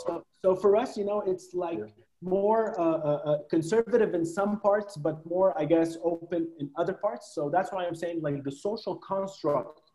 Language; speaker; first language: English; non-native, fluent; Arabic